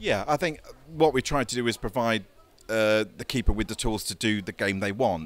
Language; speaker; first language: English; native; English